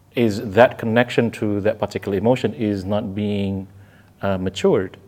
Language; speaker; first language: English; non-native, fluent; Indonesian